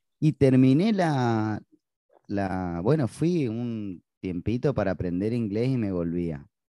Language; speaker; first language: Spanish; native; Spanish